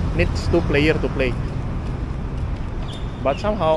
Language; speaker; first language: English; non-native, local second language; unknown